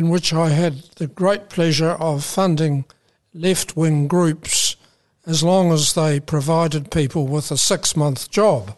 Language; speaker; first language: English; native; English